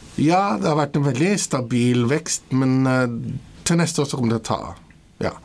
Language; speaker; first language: Norwegian; early bilingual, other home language; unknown